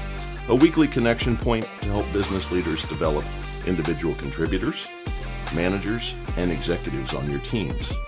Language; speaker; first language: English; native; English